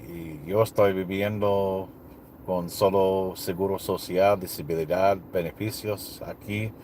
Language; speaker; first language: Spanish; non-native, learner; English